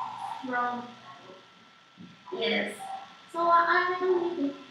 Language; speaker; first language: English; non-native, learner; Portuguese